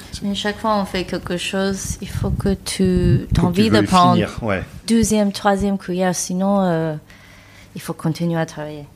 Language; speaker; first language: French; non-native, learner; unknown